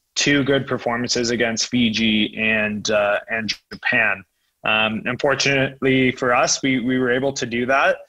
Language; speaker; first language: English; native; English